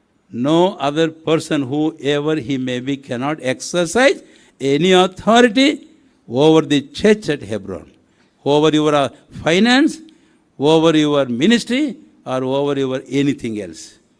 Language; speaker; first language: English; non-native, local second language; Telugu